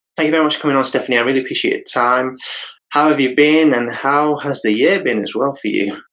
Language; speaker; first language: English; native; English